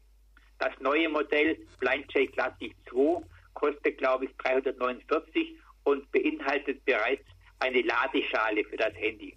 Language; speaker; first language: German; native; German